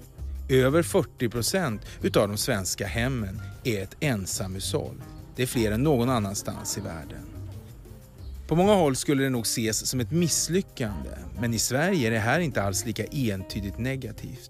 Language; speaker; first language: Swedish; native; Swedish